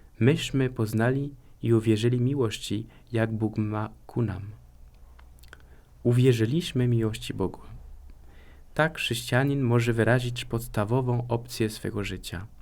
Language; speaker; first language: Polish; non-native, fluent; French